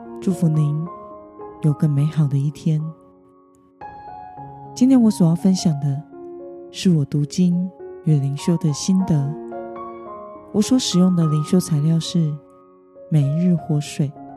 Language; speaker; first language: Chinese; native; Chinese